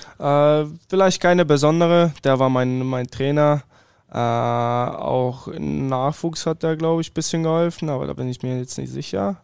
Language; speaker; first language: German; early bilingual, other home language; Polish